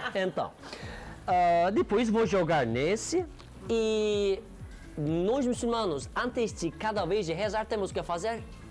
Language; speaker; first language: Portuguese; non-native, learner; Turkish